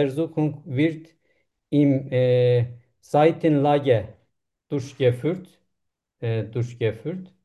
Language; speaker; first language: German; non-native, learner; Turkish